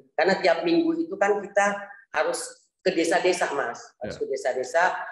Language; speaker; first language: Indonesian; native; Indonesian